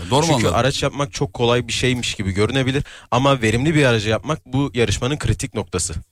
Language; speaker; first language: Turkish; native; Turkish